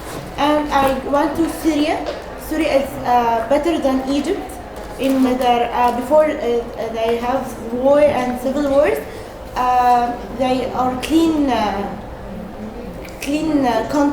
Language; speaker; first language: English; non-native, learner; Arabic